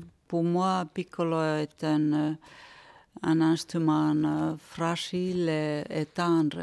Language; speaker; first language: French; non-native, fluent; Finnish